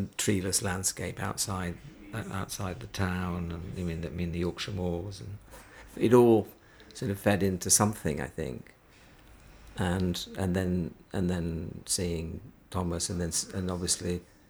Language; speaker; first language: English; native; English